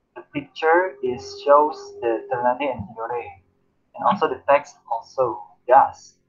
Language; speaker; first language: English; non-native, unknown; Indonesian